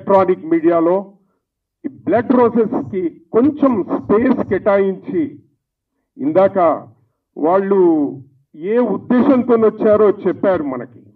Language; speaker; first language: Telugu; native; Telugu